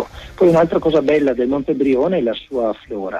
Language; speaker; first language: Italian; native; Italian